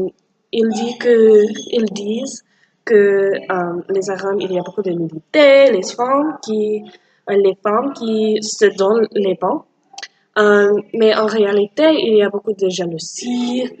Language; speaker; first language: French; non-native, learner; English